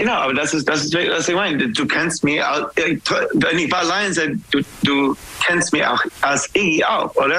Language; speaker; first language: German; non-native, fluent; English